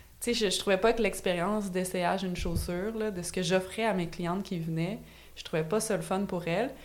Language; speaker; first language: French; native; French